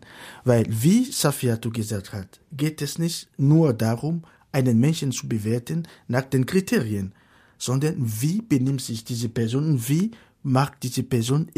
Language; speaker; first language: German; non-native, fluent; Fon